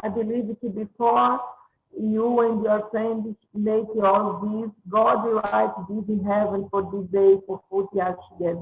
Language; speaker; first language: English; non-native, learner; Portuguese